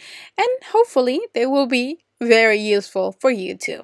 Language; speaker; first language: English; non-native, fluent; Spanish